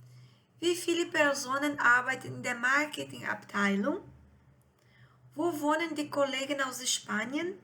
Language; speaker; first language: German; non-native, fluent; Portuguese